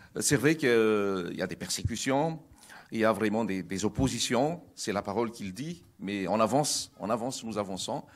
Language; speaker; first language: French; non-native, local second language; Malagasy